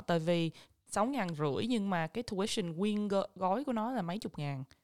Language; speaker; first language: Vietnamese; early bilingual, heritage; Vietnamese